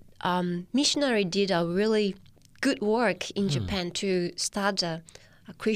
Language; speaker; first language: English; non-native, fluent; Japanese